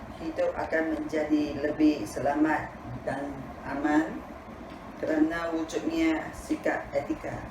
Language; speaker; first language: Malay; non-native, local second language; Tamil